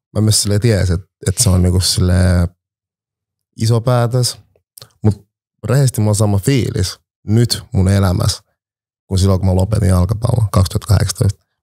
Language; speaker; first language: Finnish; early bilingual, other home language; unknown